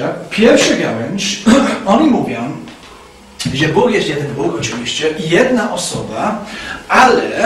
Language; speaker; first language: Polish; non-native, fluent; English